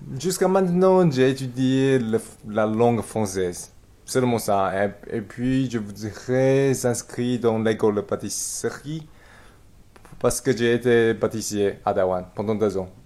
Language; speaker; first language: French; non-native, learner; Chinese